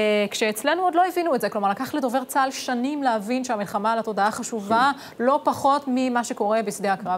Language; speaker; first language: Hebrew; native; Hebrew